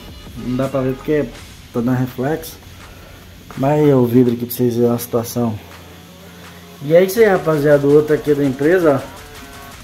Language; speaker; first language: Portuguese; native; Portuguese